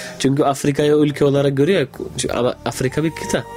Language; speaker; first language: Turkish; non-native, learner; Arabic